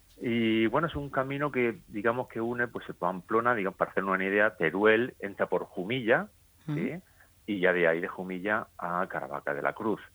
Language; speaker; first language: Spanish; native; Spanish